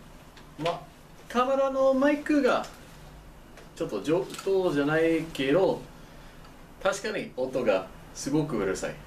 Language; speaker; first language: Japanese; non-native, learner; English